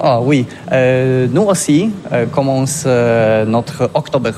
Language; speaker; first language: French; non-native, learner; Polish